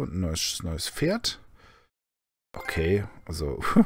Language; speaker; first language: German; native; German